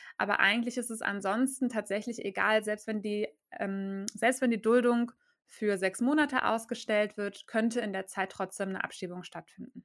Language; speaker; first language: German; native; German